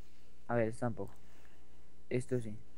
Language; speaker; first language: Spanish; native; Spanish